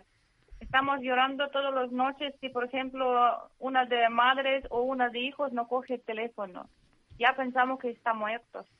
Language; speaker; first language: Spanish; non-native, learner; Ukrainian